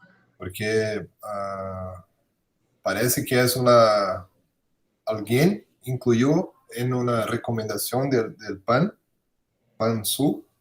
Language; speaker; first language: Spanish; non-native, fluent; Portuguese